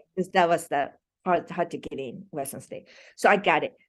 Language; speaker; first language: English; non-native, fluent; Japanese